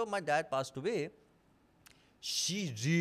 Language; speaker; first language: English; non-native, local second language; Bangla